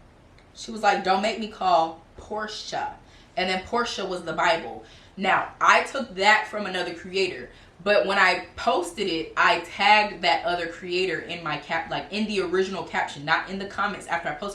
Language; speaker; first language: English; native; English